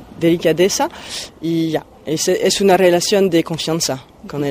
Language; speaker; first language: Spanish; non-native, fluent; French